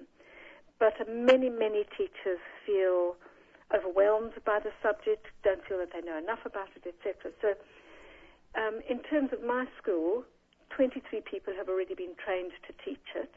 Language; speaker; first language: English; native; English